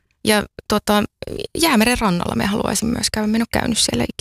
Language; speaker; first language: Finnish; native; Finnish